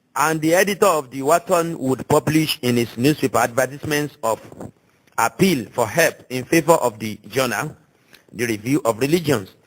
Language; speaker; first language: English; non-native, local second language; Yoruba